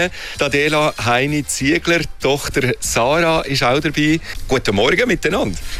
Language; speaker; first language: German; native; German